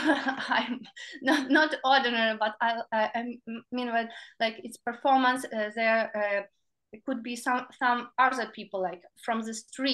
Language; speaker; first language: English; non-native, learner; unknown